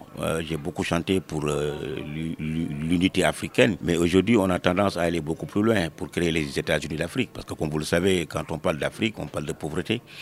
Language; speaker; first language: French; non-native, local second language; Wolof